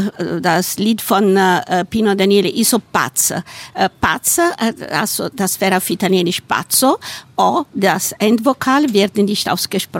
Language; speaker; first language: German; non-native, fluent; Italian